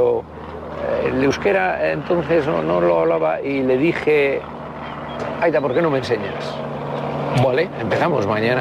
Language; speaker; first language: Spanish; native; Spanish